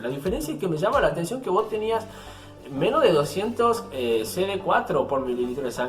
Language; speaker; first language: Spanish; native; Spanish